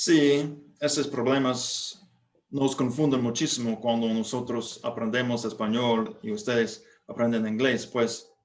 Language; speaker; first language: Spanish; non-native, fluent; English